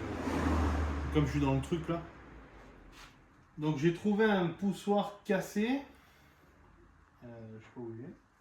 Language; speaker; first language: French; native; French